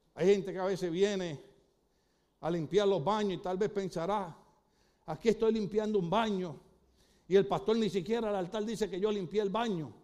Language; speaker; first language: Spanish; native; Spanish